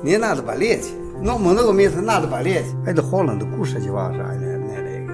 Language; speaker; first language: Russian; non-native, learner; Chinese